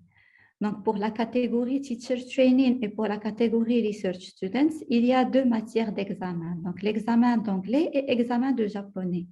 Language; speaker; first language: French; non-native, local second language; Arabic